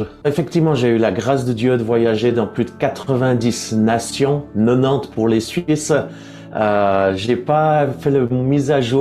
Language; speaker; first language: French; native; French